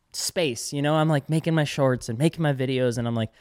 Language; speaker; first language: English; native; English